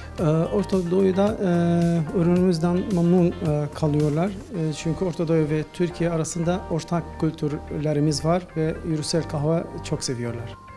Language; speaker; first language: Turkish; non-native, learner; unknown